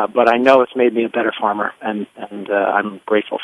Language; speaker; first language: English; native; English